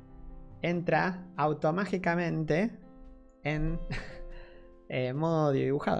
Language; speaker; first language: Spanish; native; Spanish